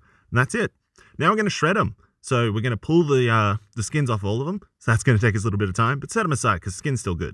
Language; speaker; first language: English; native; English